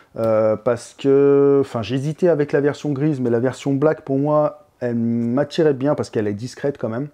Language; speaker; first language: French; native; French